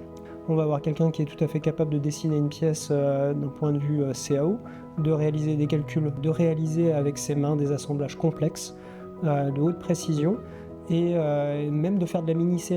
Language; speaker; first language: French; native; French